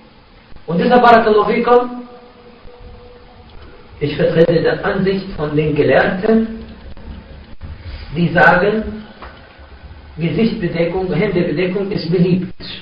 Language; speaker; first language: German; non-native, fluent; Arabic